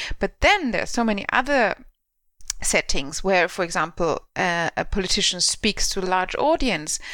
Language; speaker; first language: English; non-native, fluent; German